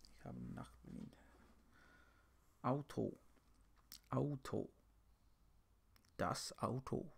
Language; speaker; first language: German; non-native, learner; English